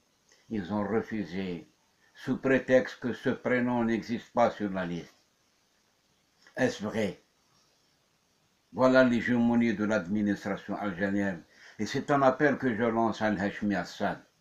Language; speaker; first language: French; non-native, local second language; Kabyle